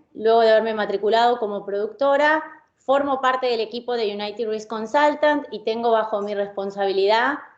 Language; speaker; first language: Spanish; native; Spanish